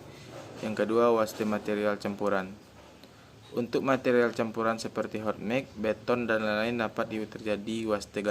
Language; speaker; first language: Indonesian; native; Indonesian